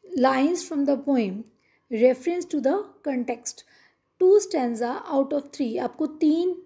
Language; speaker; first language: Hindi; non-native, local second language; Punjabi